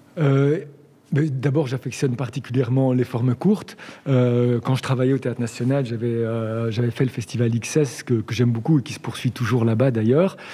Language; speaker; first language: French; native; French